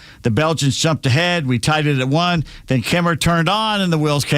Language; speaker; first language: English; native; English